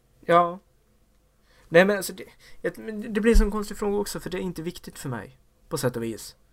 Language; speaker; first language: Swedish; native; Swedish